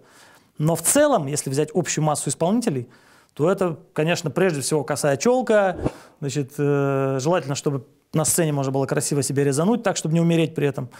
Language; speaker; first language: Russian; native; Russian